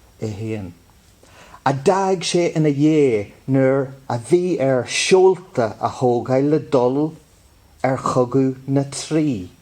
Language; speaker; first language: Irish; non-native, local second language; English